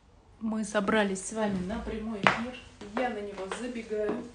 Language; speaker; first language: Russian; native; Russian